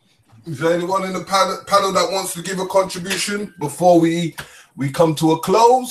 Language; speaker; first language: English; native; English